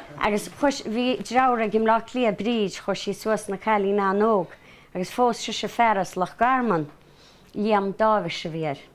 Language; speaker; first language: Irish; native; Irish